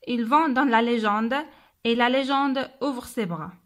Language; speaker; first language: French; non-native, local second language; Arabic